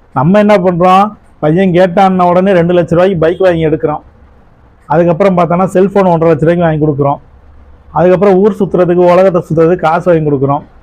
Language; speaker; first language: Tamil; native; Tamil